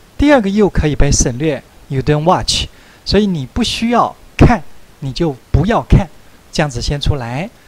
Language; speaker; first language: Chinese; native; Chinese